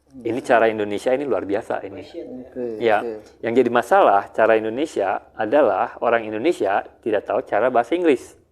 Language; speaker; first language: Indonesian; early bilingual, heritage; Indonesian